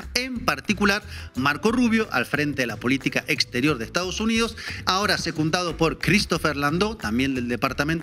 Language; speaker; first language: Spanish; native; Spanish